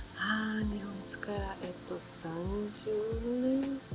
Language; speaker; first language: Japanese; non-native, learner; Portuguese